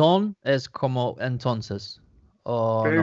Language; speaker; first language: Portuguese; non-native, learner; Swedish